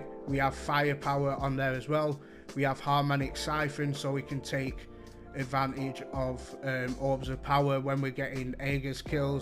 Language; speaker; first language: English; native; English